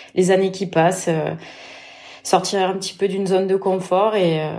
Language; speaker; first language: French; native; French